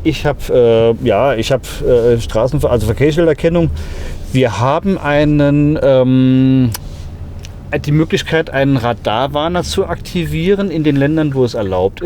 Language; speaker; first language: German; native; German